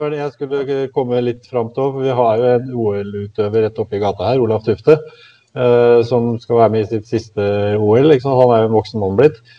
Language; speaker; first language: Norwegian; native; Norwegian